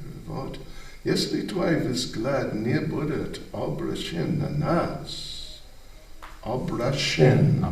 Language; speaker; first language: Russian; non-native, learner; English